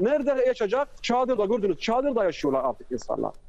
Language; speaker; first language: Turkish; non-native, fluent; Arabic